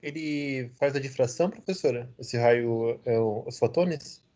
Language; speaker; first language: Portuguese; native; Portuguese